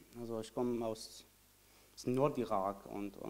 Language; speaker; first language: German; non-native, fluent; Kurdish